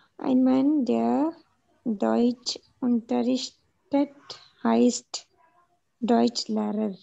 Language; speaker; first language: German; non-native, learner; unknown